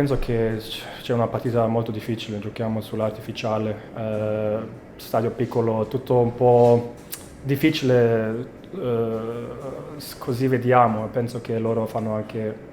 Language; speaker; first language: Italian; non-native, fluent; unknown